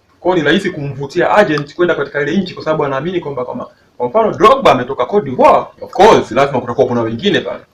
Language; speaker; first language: Swahili; native; Swahili